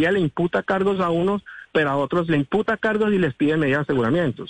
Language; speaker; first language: Spanish; non-native, local second language; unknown